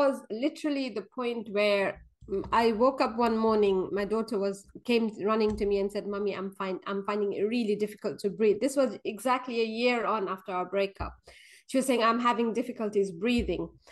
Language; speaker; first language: English; non-native, local second language; Nepali